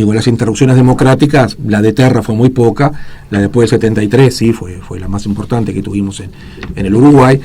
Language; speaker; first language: Spanish; native; Spanish